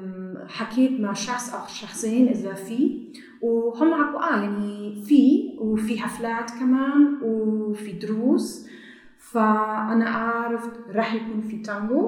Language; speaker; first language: Arabic; non-native, learner; German